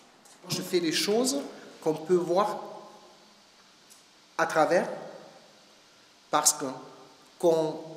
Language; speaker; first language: French; non-native, learner; German